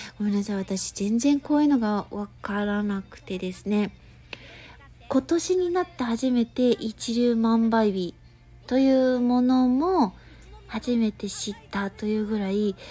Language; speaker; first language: Japanese; native; Japanese